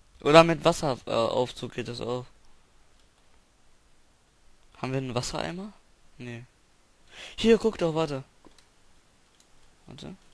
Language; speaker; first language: German; native; German